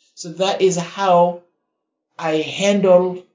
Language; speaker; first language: English; non-native, fluent; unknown